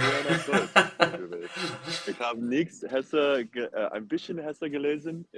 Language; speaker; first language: German; non-native, learner; English